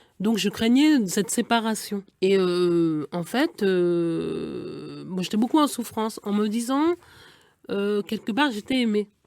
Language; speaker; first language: French; early bilingual, other home language; Igbo